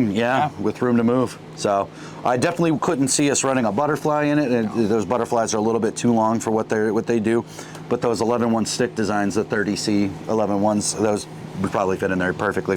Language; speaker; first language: English; native; English